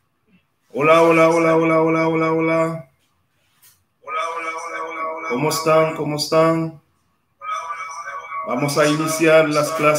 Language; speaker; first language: Spanish; non-native, fluent; Haitian Creole